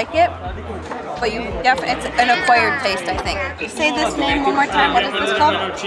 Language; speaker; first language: English; native; English